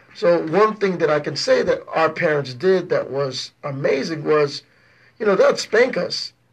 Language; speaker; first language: English; early bilingual, other home language; Haitian Creole